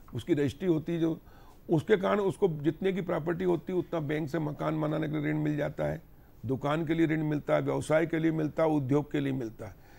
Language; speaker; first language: Hindi; native; Hindi